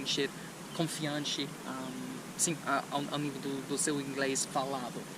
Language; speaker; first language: Portuguese; non-native, fluent; English